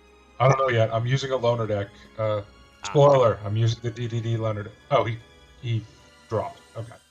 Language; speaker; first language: English; native; English